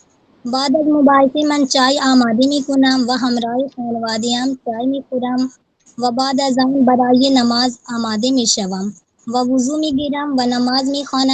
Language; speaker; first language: Persian; non-native, learner; Urdu